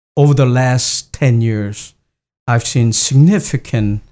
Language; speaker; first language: English; non-native, fluent; Korean